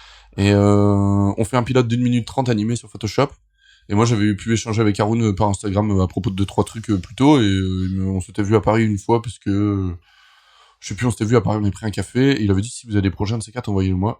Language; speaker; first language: French; native; French